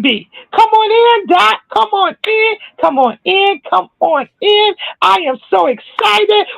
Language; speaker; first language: English; native; English